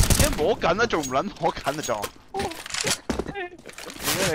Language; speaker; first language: Cantonese; native; Cantonese